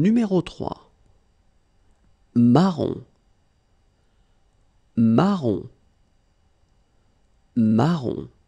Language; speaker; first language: French; native; French